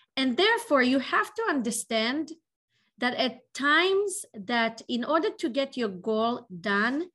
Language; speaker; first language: English; non-native, fluent; Hebrew